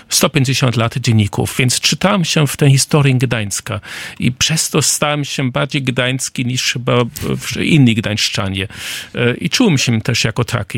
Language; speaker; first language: Polish; non-native, fluent; German